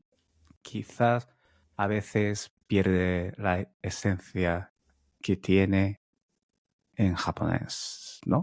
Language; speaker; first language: Spanish; non-native, fluent; Japanese